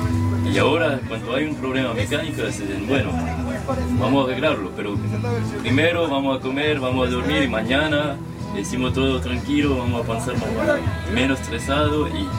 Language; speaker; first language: Spanish; non-native, learner; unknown